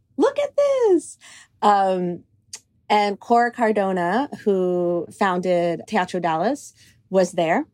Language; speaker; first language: English; early bilingual, other home language; Greek